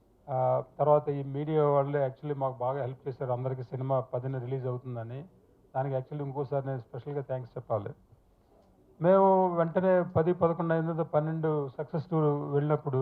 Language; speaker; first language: Telugu; native; Telugu